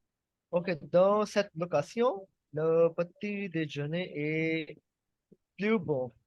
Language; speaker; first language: French; non-native, learner; Hindi